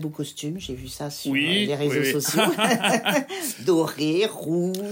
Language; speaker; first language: French; native; French